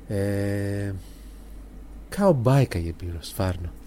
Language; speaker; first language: Serbian; non-native, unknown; Greek